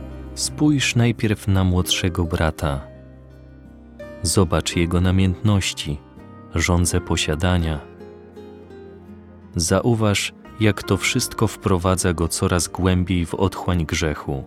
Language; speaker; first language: Polish; native; Polish